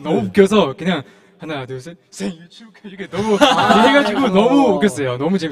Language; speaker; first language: Korean; non-native, learner; Chinese